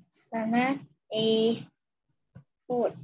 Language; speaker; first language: English; non-native, learner; Vietnamese